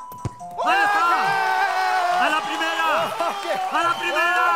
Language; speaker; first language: Spanish; native; Spanish